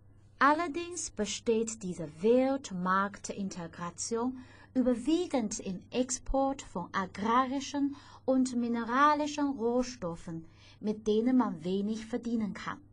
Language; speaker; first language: German; non-native, fluent; Chinese